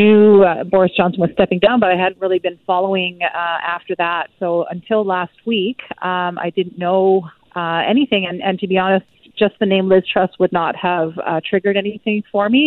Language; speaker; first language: English; native; English